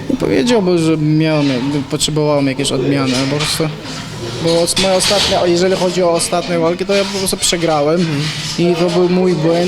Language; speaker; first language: Polish; non-native, learner; Chechen